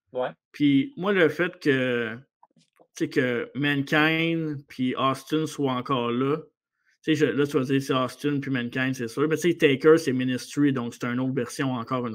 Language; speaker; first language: French; native; French